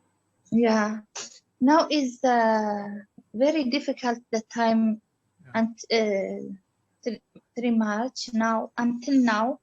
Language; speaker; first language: English; non-native, learner; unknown